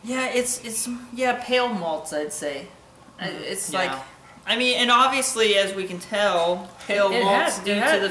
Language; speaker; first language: English; native; English